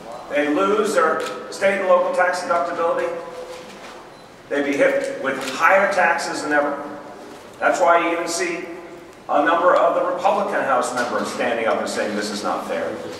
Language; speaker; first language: English; native; English